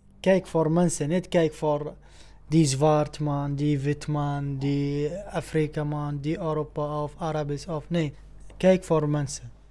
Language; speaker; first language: Dutch; non-native, learner; Arabic